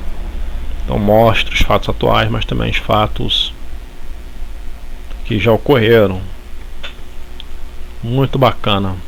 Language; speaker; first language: Portuguese; native; Portuguese